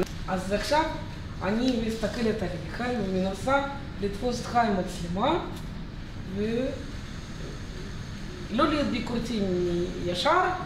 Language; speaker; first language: Hebrew; non-native, fluent; Russian